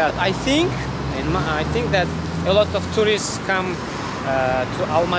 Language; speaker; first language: English; non-native, learner; Kazakh